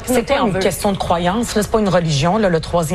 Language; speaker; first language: French; native; French